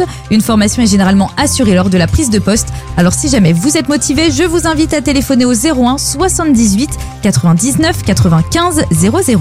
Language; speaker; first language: French; native; French